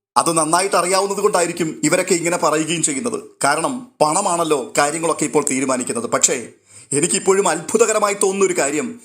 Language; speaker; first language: Malayalam; native; Malayalam